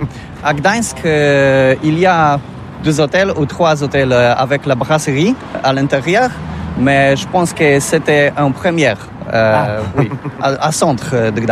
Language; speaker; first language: French; non-native, learner; Polish